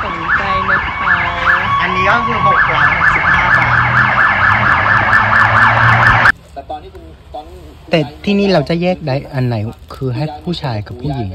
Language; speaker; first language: Thai; non-native, fluent; Vietnamese